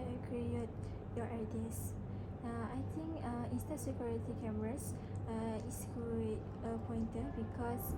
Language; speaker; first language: English; non-native, learner; Malay